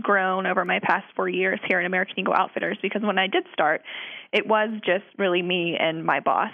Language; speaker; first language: English; native; English